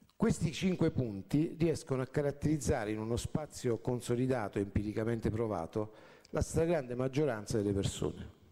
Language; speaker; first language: Italian; native; Italian